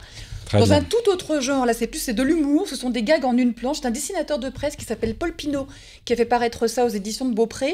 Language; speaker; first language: French; native; French